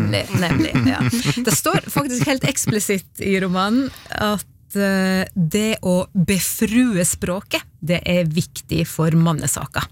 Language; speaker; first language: Norwegian; native; Norwegian